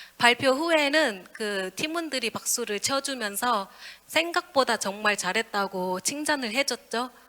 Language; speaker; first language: Korean; non-native, fluent; Vietnamese